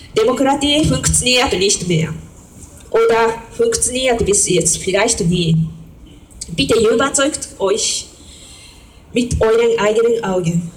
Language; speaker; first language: German; non-native, fluent; Japanese